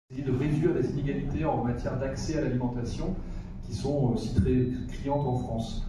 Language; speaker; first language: French; native; French